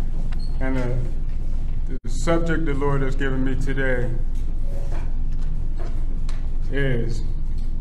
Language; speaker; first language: English; native; English